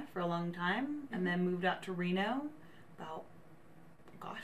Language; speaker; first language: English; native; English